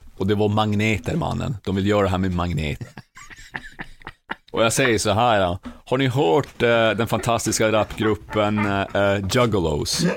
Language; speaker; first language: Swedish; native; Swedish